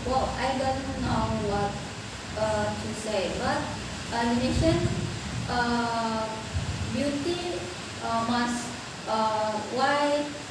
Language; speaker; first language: English; non-native, learner; Indonesian